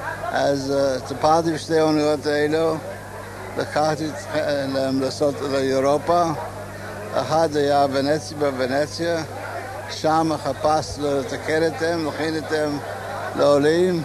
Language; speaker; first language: Hebrew; non-native, learner; English